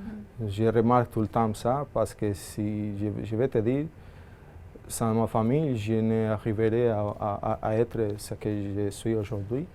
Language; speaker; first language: French; non-native, fluent; Spanish